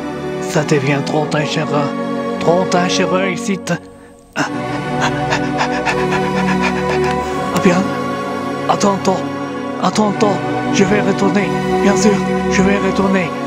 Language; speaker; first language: French; non-native, learner; English